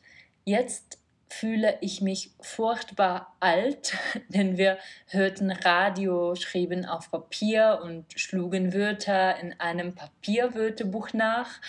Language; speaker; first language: German; non-native, fluent; Czech